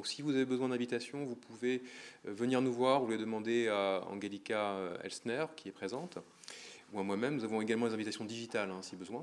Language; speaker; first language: French; native; French